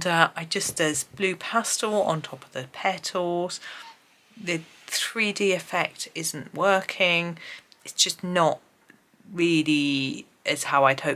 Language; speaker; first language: English; native; English